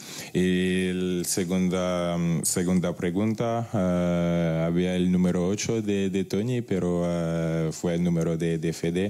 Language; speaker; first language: Spanish; non-native, fluent; French